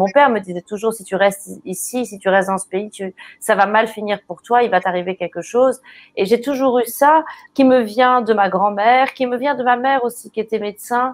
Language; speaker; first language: French; native; French